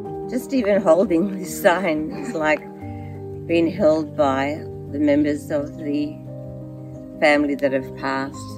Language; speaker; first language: English; early bilingual, other home language; Hungarian